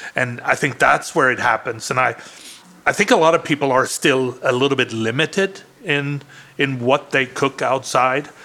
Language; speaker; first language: English; non-native, fluent; Swedish